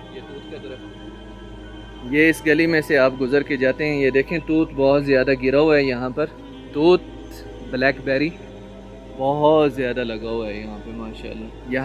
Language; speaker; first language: Urdu; native; Urdu